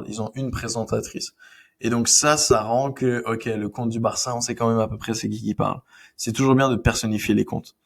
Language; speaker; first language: French; native; French